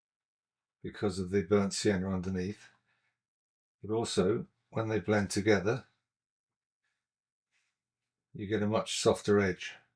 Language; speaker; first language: English; native; English